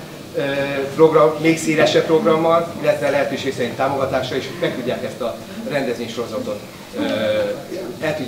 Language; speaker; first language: Hungarian; native; Hungarian